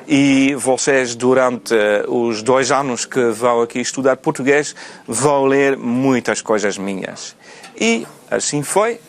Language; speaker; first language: Portuguese; non-native, fluent; Dutch